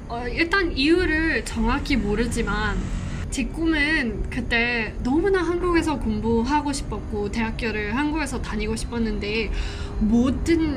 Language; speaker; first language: Korean; non-native, fluent; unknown